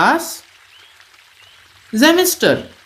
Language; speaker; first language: German; non-native, fluent; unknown